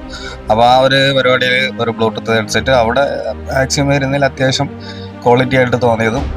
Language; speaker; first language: Malayalam; native; Malayalam